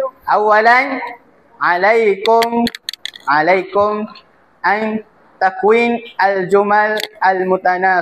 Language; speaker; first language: Arabic; non-native, learner; Malay